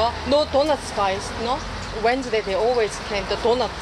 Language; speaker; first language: English; non-native, learner; Korean